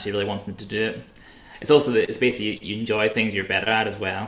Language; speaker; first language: English; native; English